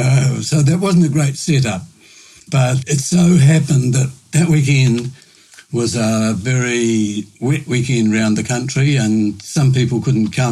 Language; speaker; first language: English; native; English